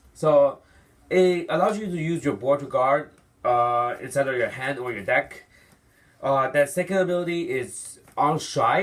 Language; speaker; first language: English; non-native, fluent; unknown